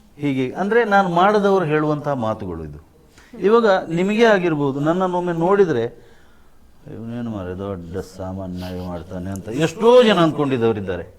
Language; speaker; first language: Kannada; non-native, local second language; Tulu